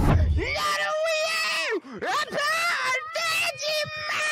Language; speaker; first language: English; non-native, learner; Korean